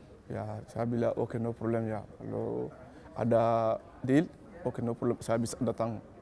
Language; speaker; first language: Malay; non-native, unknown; Bambara